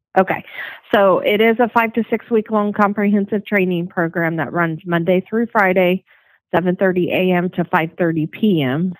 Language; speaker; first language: English; native; English